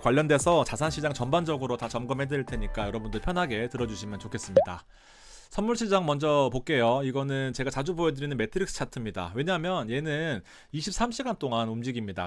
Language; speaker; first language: Korean; native; Korean